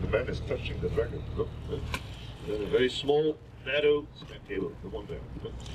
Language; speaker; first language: English; non-native, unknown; Dutch